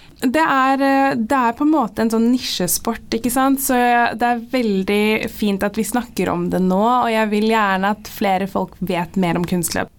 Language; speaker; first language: Norwegian; early bilingual, other home language; English